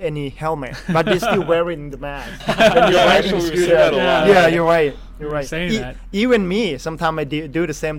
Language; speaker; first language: English; non-native, fluent; Thai